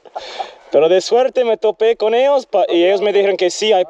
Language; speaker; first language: Spanish; non-native, learner; English